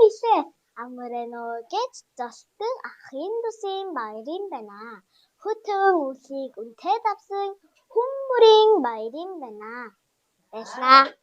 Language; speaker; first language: Mongolian; early bilingual, heritage; Mongolian